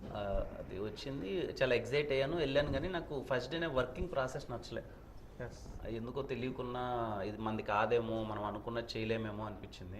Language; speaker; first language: Telugu; native; Telugu